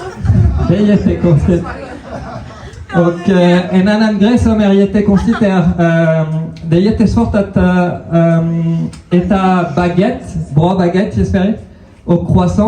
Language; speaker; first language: Swedish; non-native, fluent; French